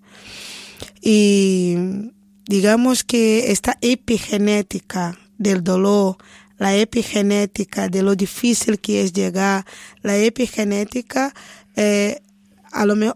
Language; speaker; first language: Spanish; non-native, fluent; Portuguese